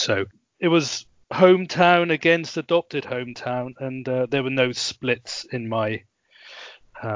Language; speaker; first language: English; native; English